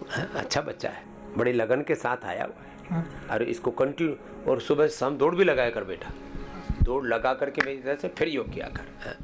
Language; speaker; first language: Hindi; native; Hindi